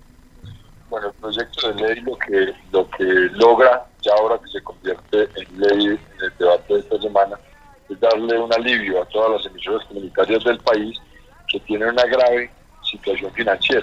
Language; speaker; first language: Spanish; native; Spanish